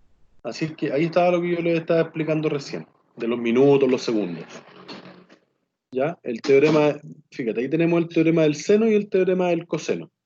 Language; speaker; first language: Spanish; native; Spanish